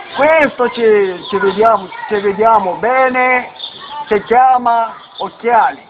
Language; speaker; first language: Italian; non-native, learner; Romanian